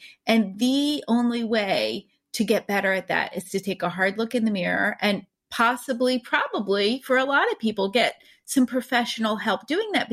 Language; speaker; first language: English; native; English